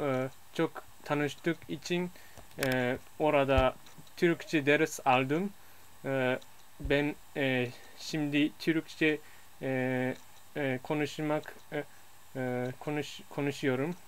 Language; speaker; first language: Turkish; non-native, learner; Japanese